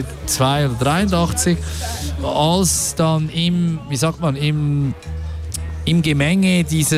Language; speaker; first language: German; native; German